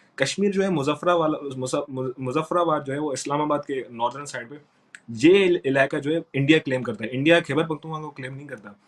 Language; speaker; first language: Urdu; non-native, local second language; Sindhi